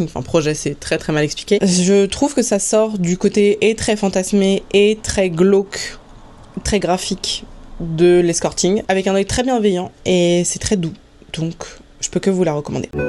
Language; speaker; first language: French; native; French